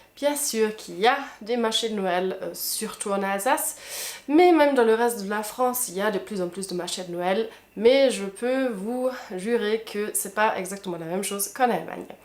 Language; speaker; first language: French; non-native, fluent; German